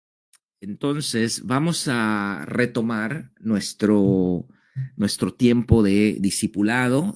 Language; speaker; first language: Spanish; native; Spanish